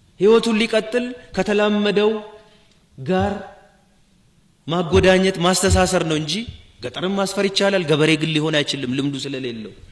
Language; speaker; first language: Amharic; non-native, local second language; Oromo